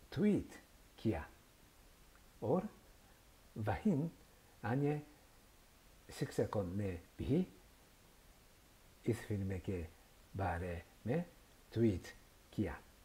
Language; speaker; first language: Hindi; non-native, learner; Japanese